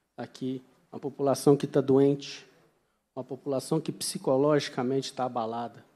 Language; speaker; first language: Portuguese; native; Portuguese